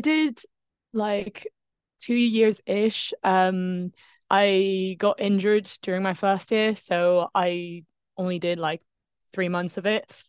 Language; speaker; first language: English; non-native, fluent; French